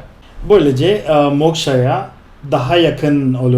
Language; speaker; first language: Turkish; non-native, fluent; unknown